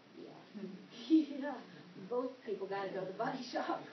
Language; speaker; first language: English; native; English